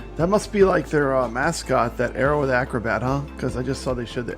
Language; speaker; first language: English; native; English